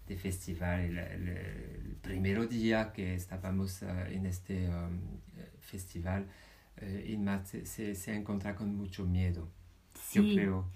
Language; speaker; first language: Spanish; non-native, fluent; French